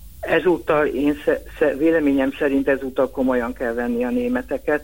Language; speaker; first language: Hungarian; native; Hungarian